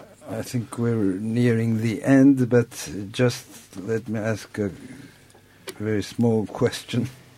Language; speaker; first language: English; non-native, fluent; Turkish